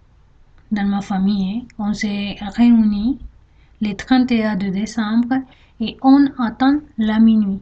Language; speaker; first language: French; non-native, learner; Spanish